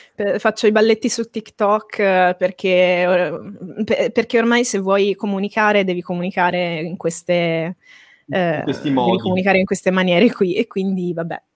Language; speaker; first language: Italian; native; Italian